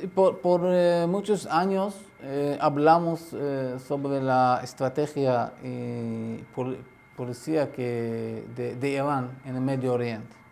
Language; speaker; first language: Spanish; non-native, learner; Arabic